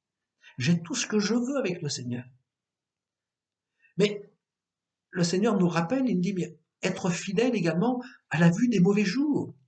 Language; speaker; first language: French; native; French